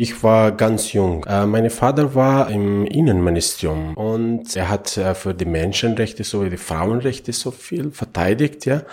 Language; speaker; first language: German; non-native, learner; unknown